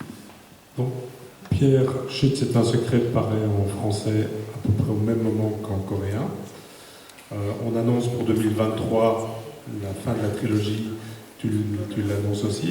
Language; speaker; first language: French; native; French